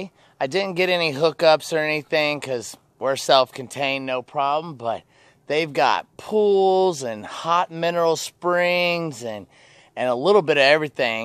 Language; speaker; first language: English; native; English